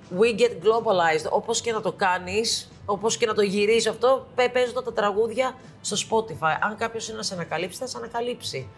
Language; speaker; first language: Greek; early bilingual, heritage; Greek